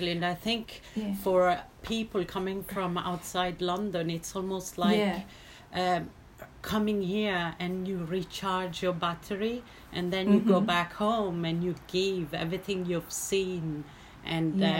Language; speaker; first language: English; non-native, fluent; Italian